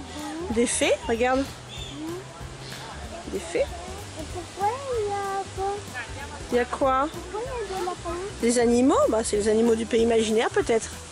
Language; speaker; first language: French; native; French